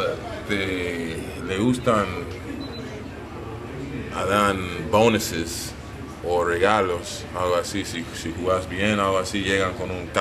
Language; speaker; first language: Spanish; non-native, learner; English